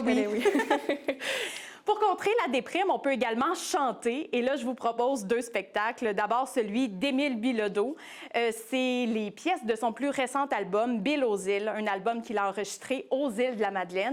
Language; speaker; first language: French; native; French